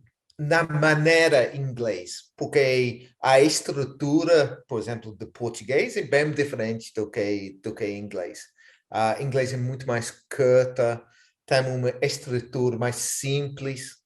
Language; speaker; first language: Portuguese; non-native, fluent; English